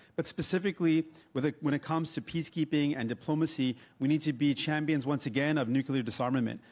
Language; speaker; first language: English; native; English